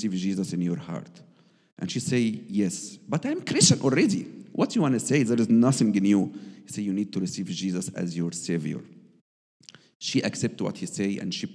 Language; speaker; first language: English; non-native, learner; Arabic